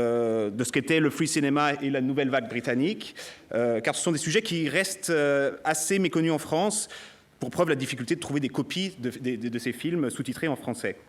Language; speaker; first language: French; native; French